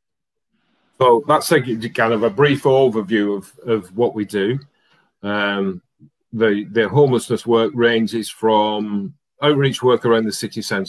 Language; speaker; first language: English; native; English